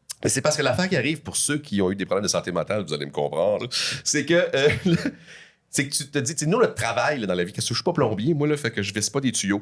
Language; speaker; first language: French; native; French